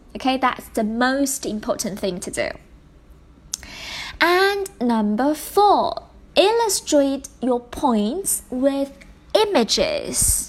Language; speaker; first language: English; non-native, fluent; Chinese